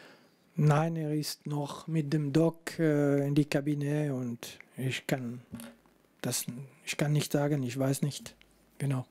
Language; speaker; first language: German; non-native, local second language; French